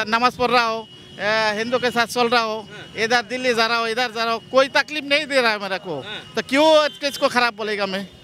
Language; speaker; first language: Hindi; non-native, learner; Bangla